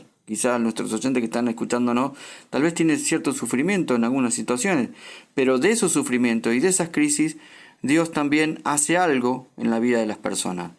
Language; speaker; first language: Spanish; native; Spanish